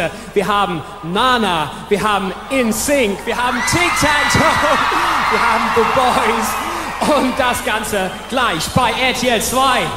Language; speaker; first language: German; native; German